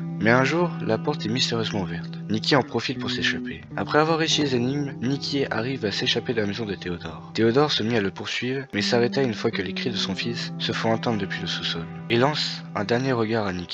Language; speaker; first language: French; native; French